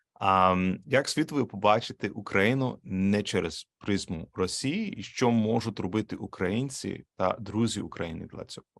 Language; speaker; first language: Ukrainian; non-native, learner; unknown